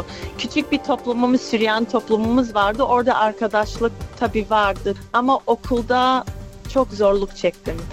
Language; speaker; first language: Turkish; early bilingual, other home language; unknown